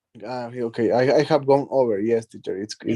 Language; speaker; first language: English; non-native, learner; Spanish